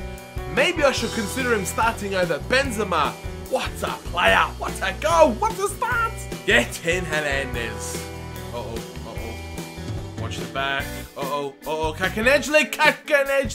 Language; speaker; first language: English; native; English